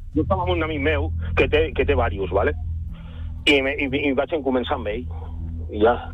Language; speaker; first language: Catalan; non-native, local second language; Spanish